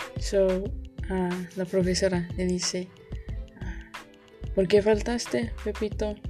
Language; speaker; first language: Spanish; early bilingual, heritage; Spanish